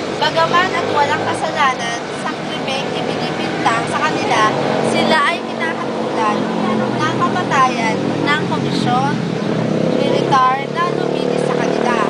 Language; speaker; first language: Filipino; native; Filipino